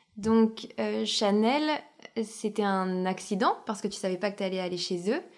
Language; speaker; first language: French; native; French